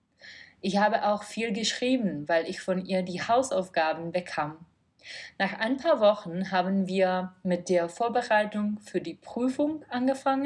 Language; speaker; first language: German; non-native, fluent; Czech